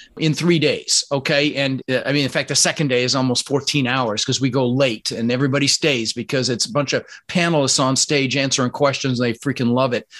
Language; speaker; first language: English; early bilingual, other home language; Dutch